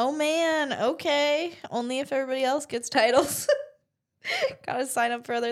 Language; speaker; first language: English; native; English